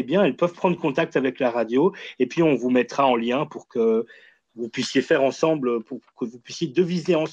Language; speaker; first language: French; native; French